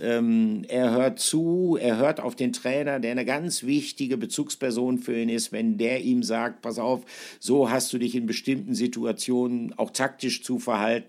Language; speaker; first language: German; native; German